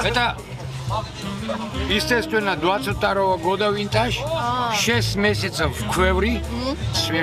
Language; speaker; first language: Russian; non-native, local second language; Georgian